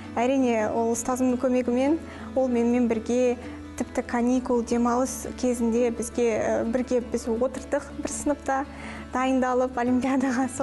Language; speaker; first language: Kazakh; non-native, local second language; Russian